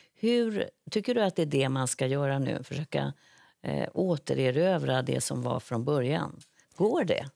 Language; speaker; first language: Swedish; native; Swedish